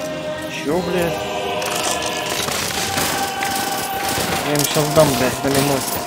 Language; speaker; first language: Russian; native; Russian